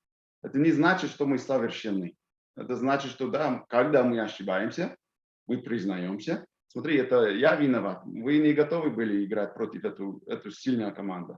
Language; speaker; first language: Russian; non-native, fluent; English